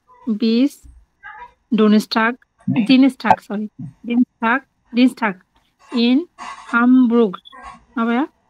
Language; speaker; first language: German; non-native, learner; Bangla